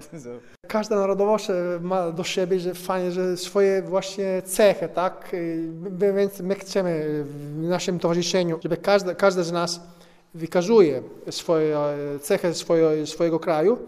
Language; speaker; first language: Polish; non-native, fluent; Italian